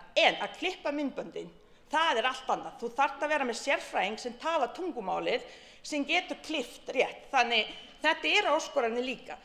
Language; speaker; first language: Icelandic; non-native, fluent; Bosnian